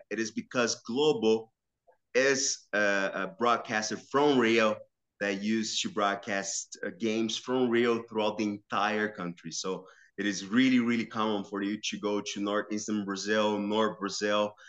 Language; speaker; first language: English; non-native, fluent; Portuguese